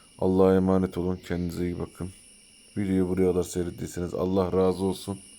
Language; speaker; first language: Turkish; early bilingual, heritage; Turkish